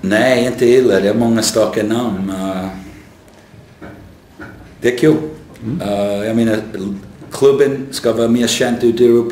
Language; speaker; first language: Swedish; non-native, fluent; English